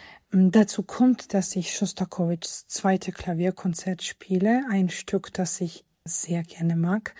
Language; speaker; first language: German; non-native, fluent; Georgian